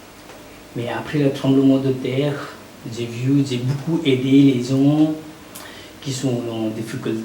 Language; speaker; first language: French; non-native, learner; Nepali